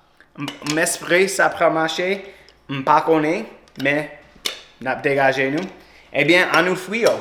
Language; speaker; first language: Haitian Creole; non-native, learner; English